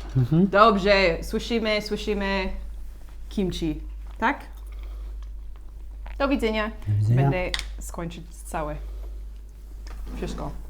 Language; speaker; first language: Polish; non-native, learner; English